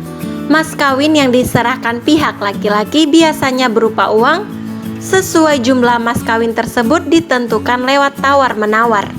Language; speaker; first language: Indonesian; native; Indonesian